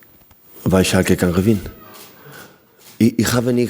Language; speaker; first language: German; non-native, learner; Catalan